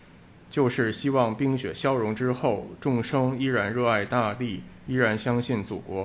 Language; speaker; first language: Chinese; non-native, local second language; Cantonese